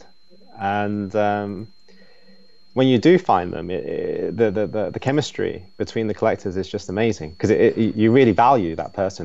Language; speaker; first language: English; native; English